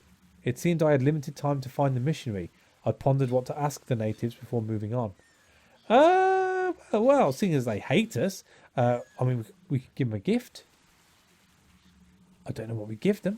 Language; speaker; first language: English; native; English